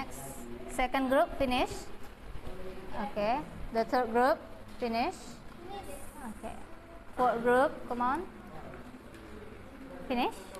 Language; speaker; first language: English; non-native, fluent; Indonesian